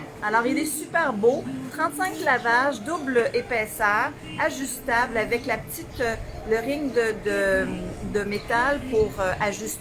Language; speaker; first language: French; native; French